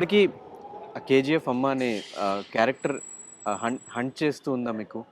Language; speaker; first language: Telugu; native; Telugu